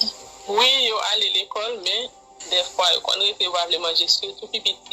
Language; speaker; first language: Haitian Creole; native; Haitian Creole